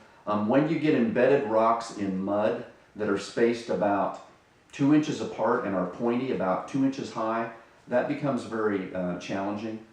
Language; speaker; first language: English; native; English